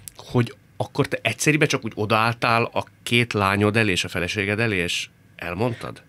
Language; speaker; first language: Hungarian; native; Hungarian